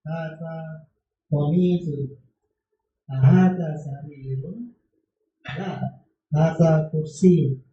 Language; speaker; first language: Arabic; non-native, learner; Indonesian